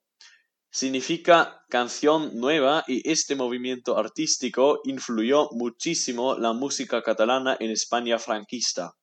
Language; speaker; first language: Spanish; non-native, learner; German